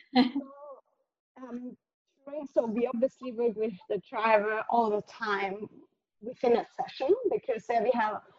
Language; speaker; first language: English; non-native, fluent; German